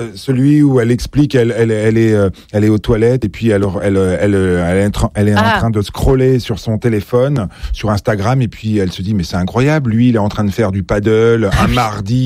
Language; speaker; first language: French; native; French